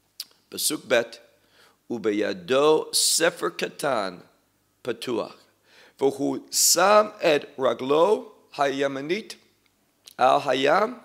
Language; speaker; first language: Hebrew; non-native, fluent; English